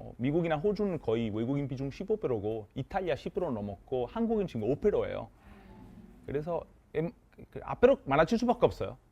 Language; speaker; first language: Korean; non-native, fluent; Italian